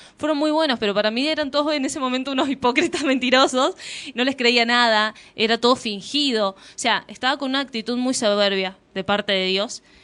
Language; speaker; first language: Spanish; native; Spanish